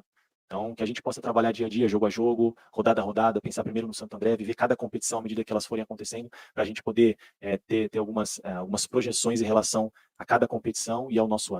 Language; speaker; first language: Portuguese; native; Portuguese